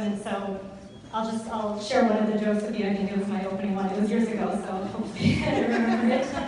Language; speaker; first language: English; native; English